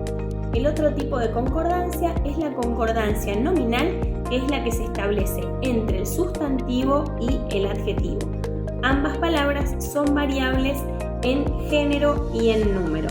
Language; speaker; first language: Spanish; native; Spanish